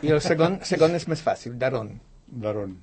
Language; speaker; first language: Catalan; non-native, fluent; Polish